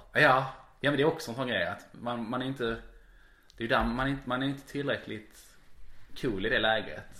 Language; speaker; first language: Swedish; native; Swedish